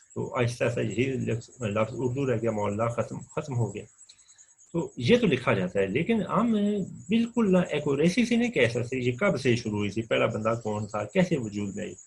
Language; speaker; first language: Urdu; non-native, local second language; Punjabi